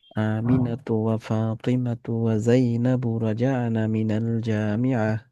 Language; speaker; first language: Arabic; non-native, fluent; Bangla